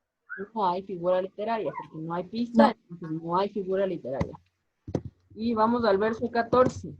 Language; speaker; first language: Spanish; native; Spanish